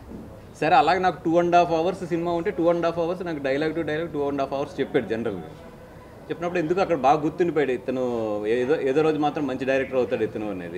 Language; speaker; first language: Telugu; native; Telugu